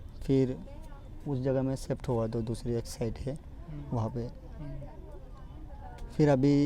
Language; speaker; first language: Hindi; non-native, fluent; Rohingya